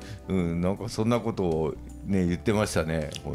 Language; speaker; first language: Japanese; native; Japanese